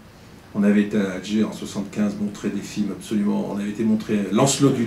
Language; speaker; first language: French; native; French